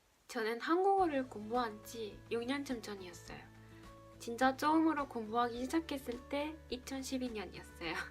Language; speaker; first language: Korean; non-native, fluent; Spanish